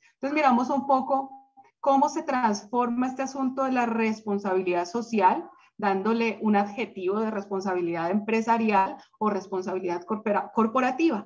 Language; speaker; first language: Spanish; native; Spanish